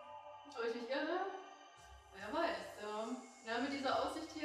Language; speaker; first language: German; native; German